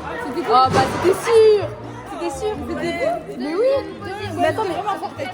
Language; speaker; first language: French; native; French